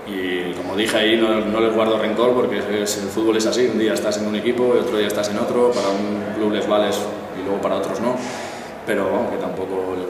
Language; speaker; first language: Spanish; native; Spanish